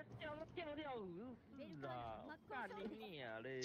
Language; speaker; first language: Chinese; native; Chinese